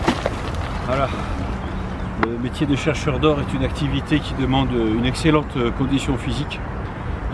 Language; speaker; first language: French; native; French